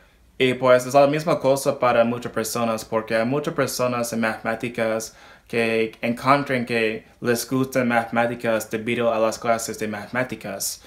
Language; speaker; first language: Spanish; non-native, learner; English